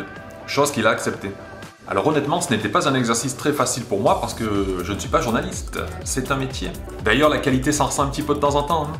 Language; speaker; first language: French; native; French